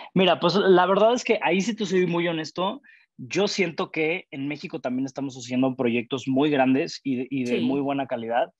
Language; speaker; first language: Spanish; native; Spanish